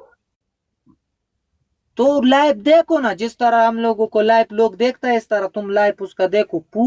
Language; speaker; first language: Hindi; non-native, local second language; Pashto